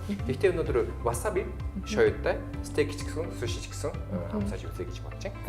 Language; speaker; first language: Mongolian; non-native, learner; Japanese